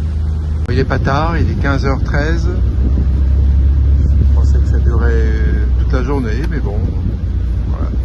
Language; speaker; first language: French; native; French